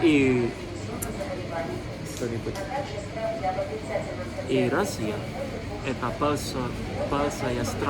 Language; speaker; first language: Russian; non-native, learner; Indonesian